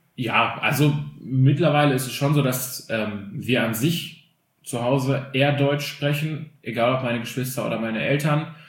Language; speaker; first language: German; early bilingual, other home language; Albanian